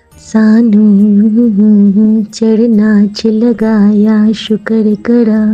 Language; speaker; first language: Hindi; native; Hindi